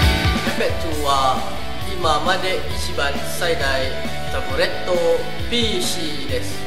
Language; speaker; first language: Japanese; non-native, learner; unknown